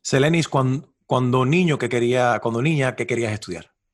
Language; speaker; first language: Spanish; early bilingual, heritage; Spanish